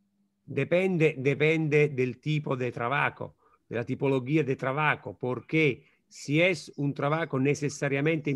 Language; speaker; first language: Spanish; non-native, fluent; Italian